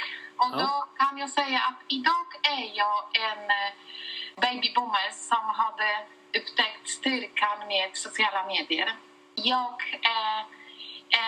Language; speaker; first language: Swedish; non-native, fluent; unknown